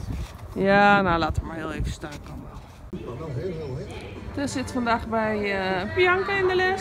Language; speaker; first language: Dutch; native; Dutch